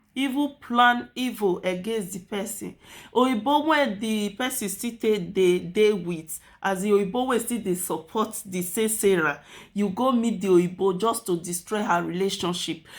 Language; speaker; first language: Nigerian Pidgin; native; Nigerian Pidgin